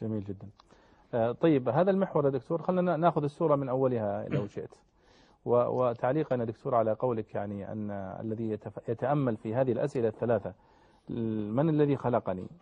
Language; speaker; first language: Arabic; native; Arabic